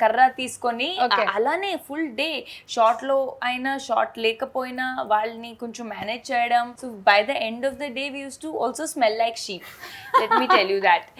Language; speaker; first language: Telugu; non-native, fluent; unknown